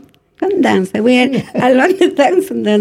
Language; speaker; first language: English; non-native, learner; Spanish